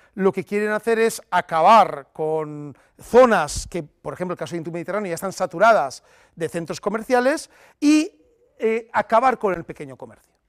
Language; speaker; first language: Spanish; native; Spanish